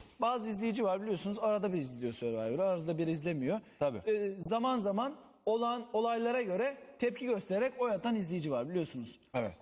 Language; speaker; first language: Turkish; native; Turkish